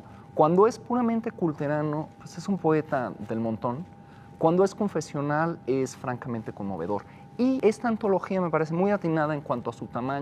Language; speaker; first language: Spanish; native; Spanish